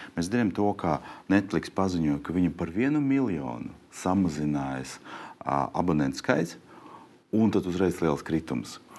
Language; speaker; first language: Latvian; non-native, local second language; Russian